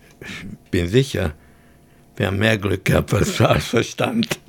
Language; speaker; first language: German; early bilingual, heritage; German